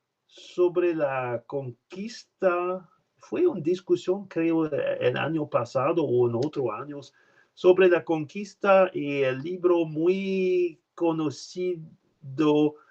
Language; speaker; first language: Spanish; non-native, learner; French